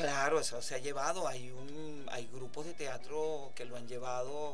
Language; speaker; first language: Spanish; native; Spanish